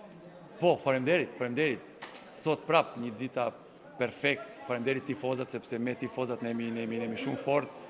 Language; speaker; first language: Albanian; non-native, learner; Serbian